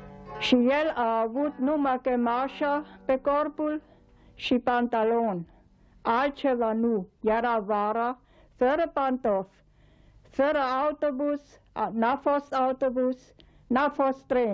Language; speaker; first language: Romanian; non-native, local second language; German